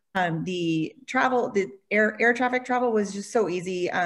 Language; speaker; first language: English; native; English